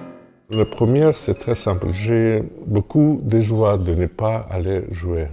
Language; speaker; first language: French; non-native, fluent; Russian